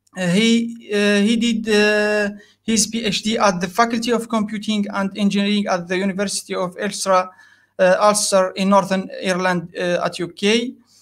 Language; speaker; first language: English; non-native, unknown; Arabic